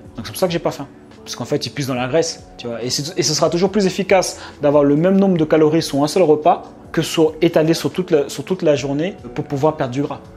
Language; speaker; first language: French; native; French